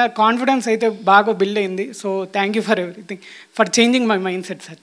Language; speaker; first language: Telugu; native; Telugu